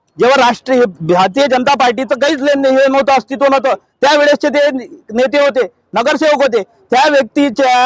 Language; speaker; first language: Marathi; non-native, local second language; Hindi